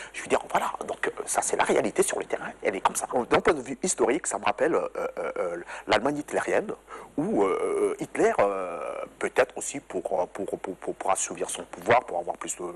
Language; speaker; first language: French; non-native, local second language; Lingala